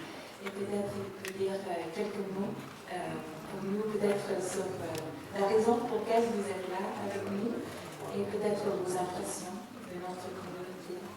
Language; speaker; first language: French; non-native, fluent; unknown